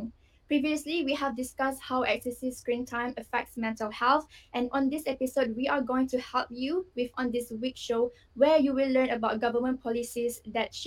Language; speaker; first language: English; non-native, local second language; Malay